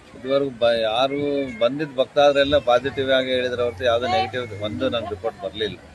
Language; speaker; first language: Kannada; native; Kannada